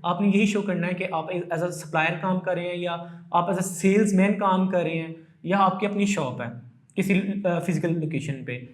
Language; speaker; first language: Urdu; non-native, local second language; Punjabi